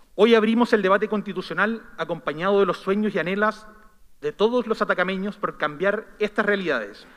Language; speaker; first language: Spanish; native; Spanish